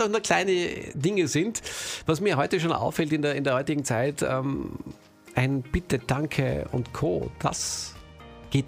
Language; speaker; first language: German; native; German